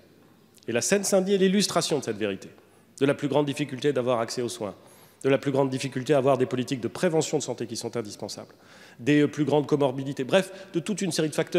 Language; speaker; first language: French; native; French